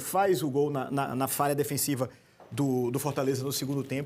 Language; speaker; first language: Portuguese; native; Portuguese